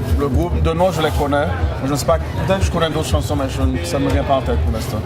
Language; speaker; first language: French; native; French